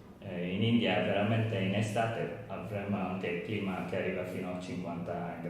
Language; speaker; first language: Italian; non-native, learner; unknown